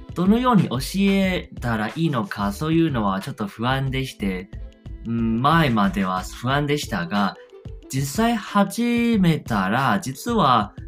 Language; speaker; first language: Japanese; non-native, fluent; Chinese